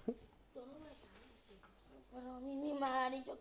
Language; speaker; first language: Spanish; early bilingual, other home language; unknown